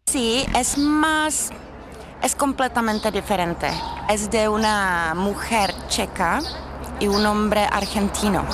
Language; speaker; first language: Spanish; non-native, fluent; Czech